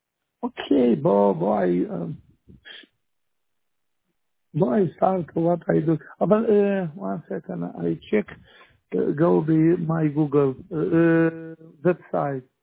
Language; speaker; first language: English; non-native, learner; Romanian